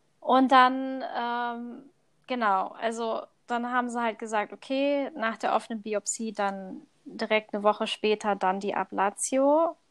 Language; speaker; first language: German; early bilingual, other home language; Thai